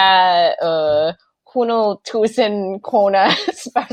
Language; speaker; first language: Danish; non-native, fluent; English